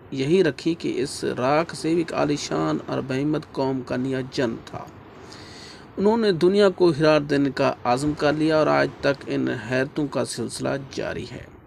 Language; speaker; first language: Urdu; native; Urdu